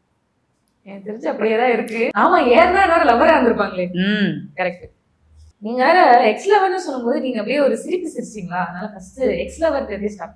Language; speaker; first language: Tamil; native; Tamil